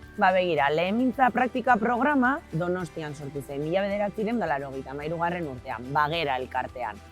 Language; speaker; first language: Basque; native; Basque